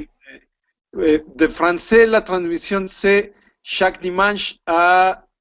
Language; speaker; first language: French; non-native, learner; Spanish